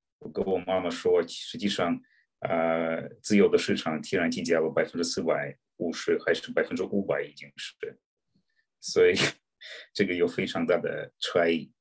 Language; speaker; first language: Chinese; non-native, fluent; Russian